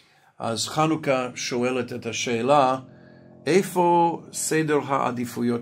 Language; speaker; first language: Hebrew; non-native, fluent; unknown